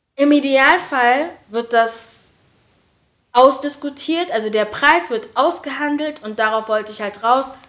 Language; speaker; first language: German; early bilingual, other home language; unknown